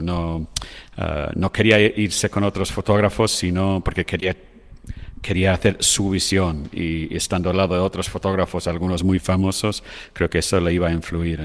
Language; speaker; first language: Spanish; non-native, fluent; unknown